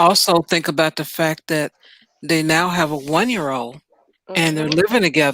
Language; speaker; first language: English; native; English